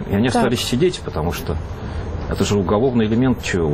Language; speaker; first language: Russian; native; Russian